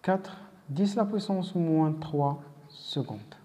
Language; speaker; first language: French; non-native, local second language; Arabic